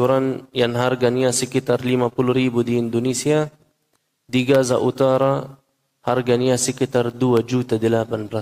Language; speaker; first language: Indonesian; non-native, fluent; Arabic